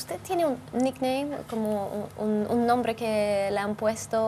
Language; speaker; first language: Spanish; non-native, fluent; Turkish